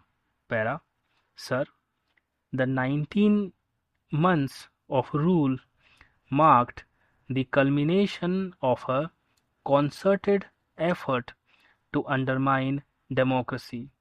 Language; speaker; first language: English; non-native, local second language; Hindi